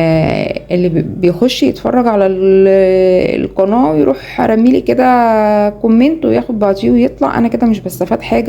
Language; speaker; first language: Arabic; native; Arabic